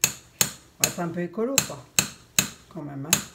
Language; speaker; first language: French; native; French